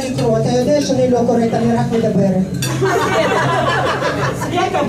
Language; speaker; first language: Hebrew; non-native, fluent; Russian